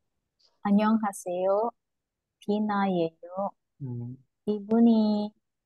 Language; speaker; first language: Korean; non-native, learner; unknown